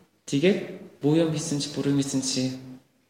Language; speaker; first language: Mongolian; non-native, fluent; Korean